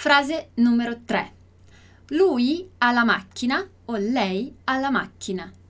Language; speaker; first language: Italian; non-native, fluent; Portuguese